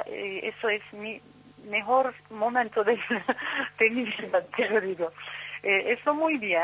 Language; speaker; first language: Spanish; non-native, learner; Turkish